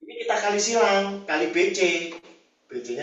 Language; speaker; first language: Indonesian; native; Indonesian